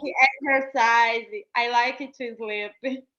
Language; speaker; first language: English; non-native, learner; Portuguese